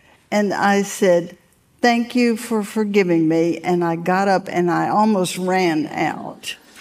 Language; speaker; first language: English; native; English